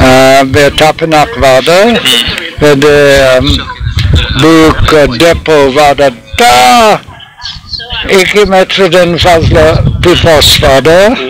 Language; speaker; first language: Turkish; non-native, learner; English